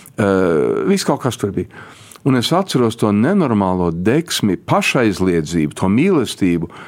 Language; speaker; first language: Latvian; early bilingual, heritage; Latvian